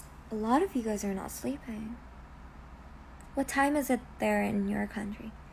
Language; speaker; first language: English; early bilingual, other home language; Korean